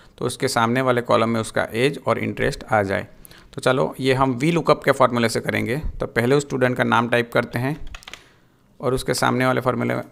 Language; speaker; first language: Hindi; non-native, local second language; Gujarati